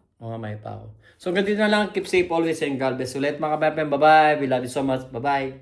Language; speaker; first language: Filipino; native; Filipino